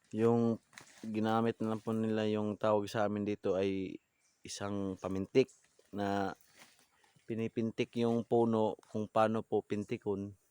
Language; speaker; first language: Filipino; non-native, local second language; Cebuano